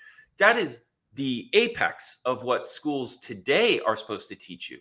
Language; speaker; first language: English; native; English